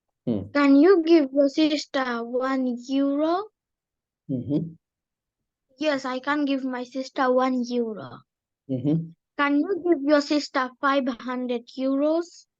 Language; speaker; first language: English; non-native, learner; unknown